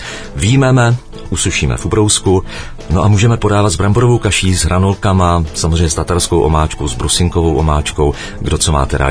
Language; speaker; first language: Czech; native; Czech